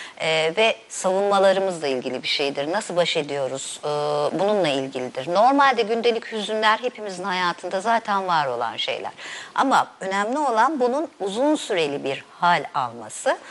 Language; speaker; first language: Turkish; native; Turkish